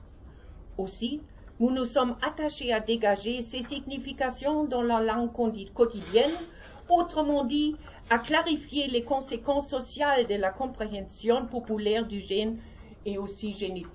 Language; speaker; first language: French; non-native, learner; German